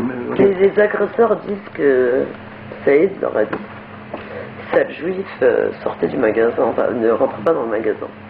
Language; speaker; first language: French; native; French